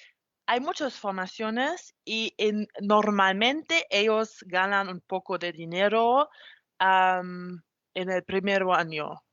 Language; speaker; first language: Spanish; non-native, fluent; German